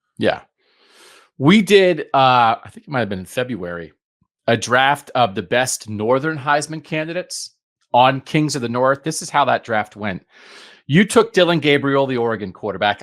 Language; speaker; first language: English; native; English